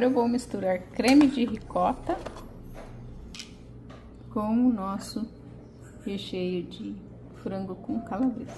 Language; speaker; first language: Portuguese; native; Portuguese